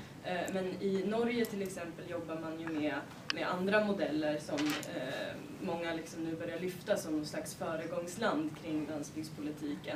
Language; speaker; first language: Swedish; native; Swedish